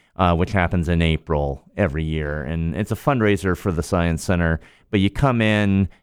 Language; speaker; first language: English; native; English